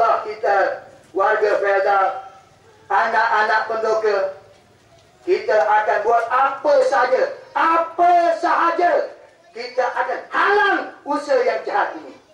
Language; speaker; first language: Malay; native; Malay